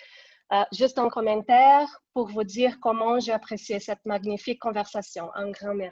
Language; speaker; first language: French; non-native, fluent; Portuguese